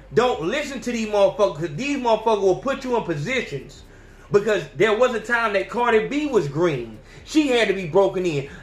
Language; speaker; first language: English; native; English